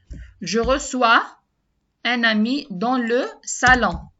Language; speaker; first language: French; non-native, learner; Arabic